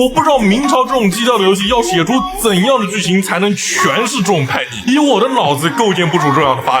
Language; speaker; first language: Chinese; native; Chinese